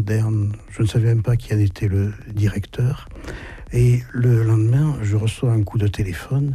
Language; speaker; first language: French; native; French